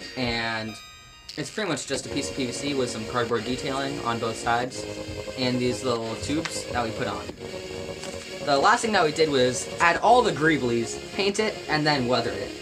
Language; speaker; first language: English; native; English